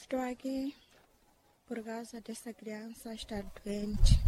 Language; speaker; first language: Portuguese; non-native, local second language; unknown